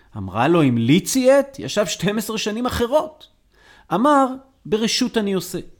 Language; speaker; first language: Hebrew; native; Hebrew